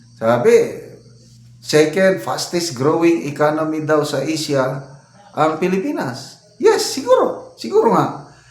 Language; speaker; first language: Filipino; non-native, local second language; Cebuano